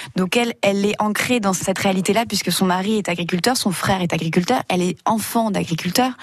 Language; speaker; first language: French; native; French